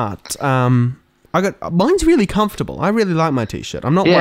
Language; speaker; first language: English; native; English